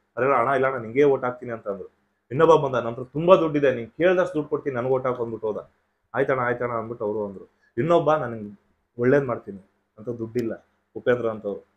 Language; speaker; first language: Kannada; non-native, local second language; Telugu